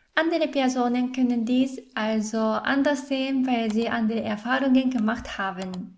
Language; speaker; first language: German; non-native, fluent; Japanese